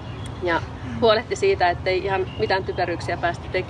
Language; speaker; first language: Finnish; native; Finnish